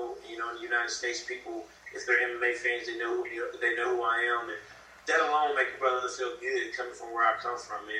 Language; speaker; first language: English; native; English